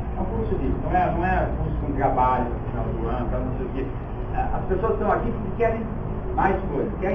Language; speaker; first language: Portuguese; early bilingual, other home language; Yiddish